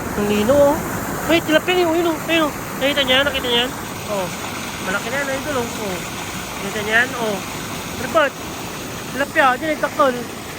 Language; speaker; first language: Filipino; non-native, local second language; Iloko